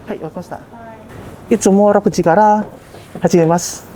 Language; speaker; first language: Japanese; non-native, learner; Indonesian